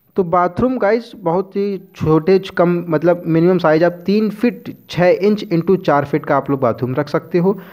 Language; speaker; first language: Hindi; native; Hindi